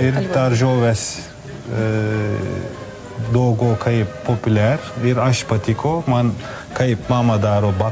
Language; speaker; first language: Lithuanian; non-native, learner; Turkish